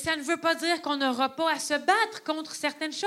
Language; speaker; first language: French; native; French